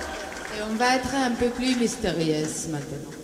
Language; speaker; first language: French; non-native, learner; Spanish